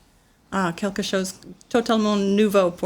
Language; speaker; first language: French; non-native, learner; English